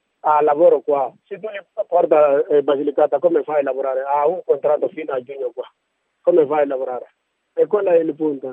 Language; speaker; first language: Italian; non-native, learner; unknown